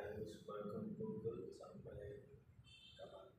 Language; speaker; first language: Indonesian; non-native, fluent; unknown